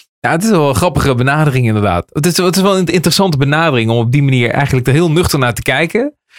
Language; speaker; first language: Dutch; native; Dutch